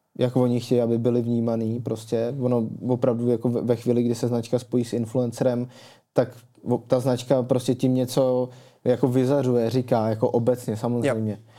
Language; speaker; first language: Czech; native; Czech